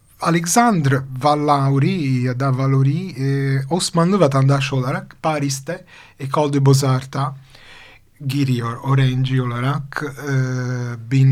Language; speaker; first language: Turkish; non-native, fluent; Italian